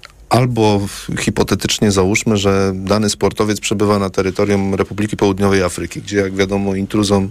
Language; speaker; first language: Polish; native; Polish